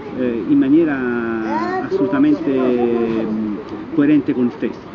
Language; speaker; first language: Italian; native; Italian